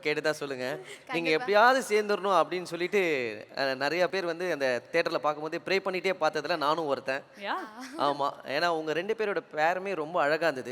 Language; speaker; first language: Tamil; native; Tamil